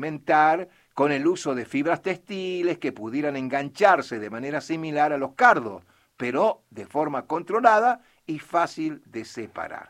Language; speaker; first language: Spanish; native; Spanish